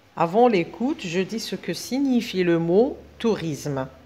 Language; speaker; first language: French; non-native, local second language; Arabic